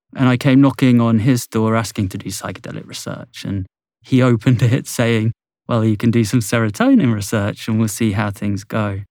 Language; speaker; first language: English; native; English